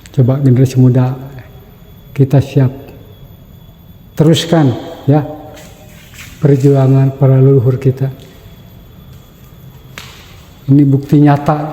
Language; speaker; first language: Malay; non-native, local second language; Sundanese